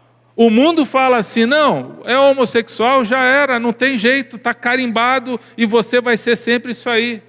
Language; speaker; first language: Portuguese; native; Portuguese